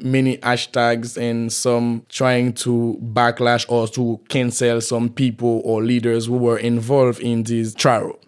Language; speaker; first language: English; non-native, fluent; Haitian Creole